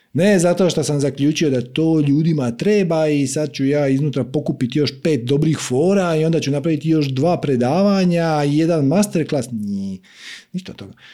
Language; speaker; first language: Croatian; native; Croatian